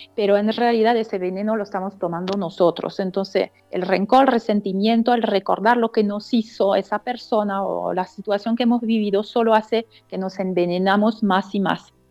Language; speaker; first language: Spanish; non-native, fluent; French